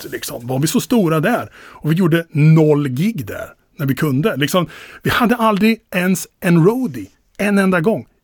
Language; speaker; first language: Swedish; native; Swedish